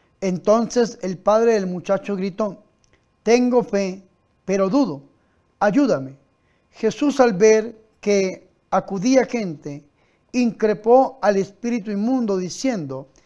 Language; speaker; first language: Spanish; native; Spanish